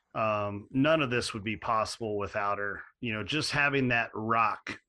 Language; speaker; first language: English; native; English